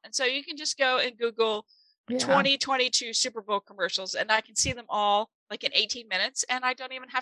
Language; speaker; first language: English; non-native, fluent; German